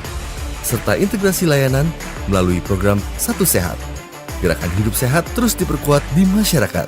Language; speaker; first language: Indonesian; native; Indonesian